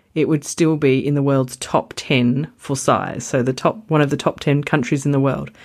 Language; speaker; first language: English; native; English